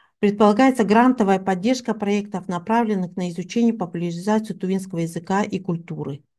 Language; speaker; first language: Russian; non-native, local second language; Tuvinian